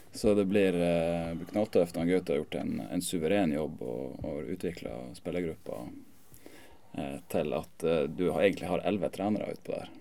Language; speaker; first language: Norwegian; native; Norwegian